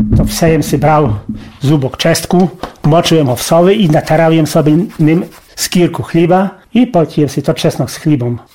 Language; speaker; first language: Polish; non-native, local second language; Rusyn